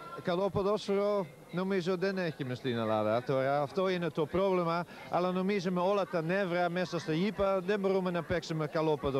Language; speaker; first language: Greek; non-native, learner; Dutch